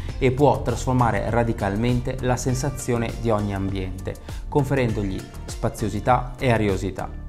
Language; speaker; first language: Italian; native; Italian